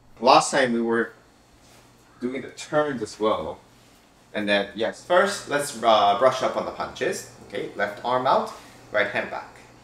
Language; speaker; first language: English; non-native, fluent; Japanese